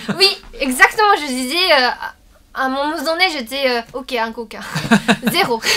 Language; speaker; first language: French; non-native, learner; Japanese